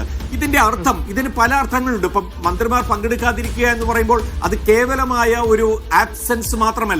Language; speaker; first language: Malayalam; native; Malayalam